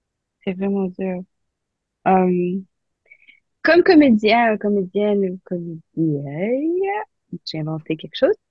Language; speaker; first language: French; non-native, local second language; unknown